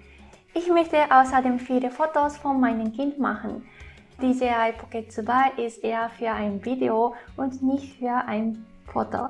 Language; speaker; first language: German; non-native, fluent; Japanese